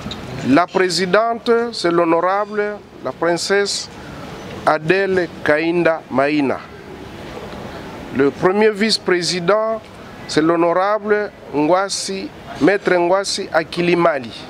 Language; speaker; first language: French; non-native, local second language; Lingala